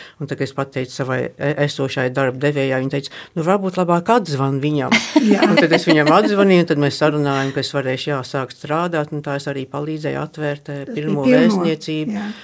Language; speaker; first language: Latvian; early bilingual, heritage; Latvian